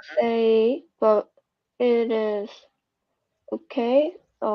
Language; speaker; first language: English; non-native, learner; Korean